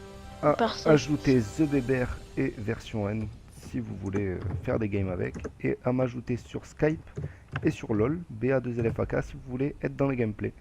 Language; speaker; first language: French; native; French